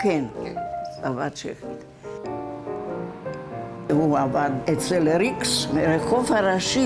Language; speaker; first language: Hebrew; non-native, fluent; Czech